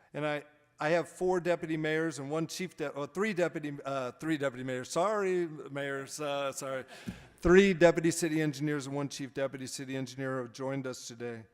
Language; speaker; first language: English; native; English